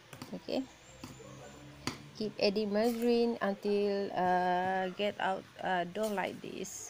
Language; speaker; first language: English; non-native, local second language; Malay